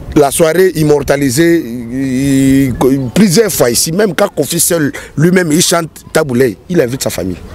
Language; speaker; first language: French; non-native, local second language; Lingala